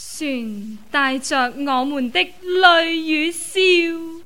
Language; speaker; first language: Chinese; non-native, local second language; Cantonese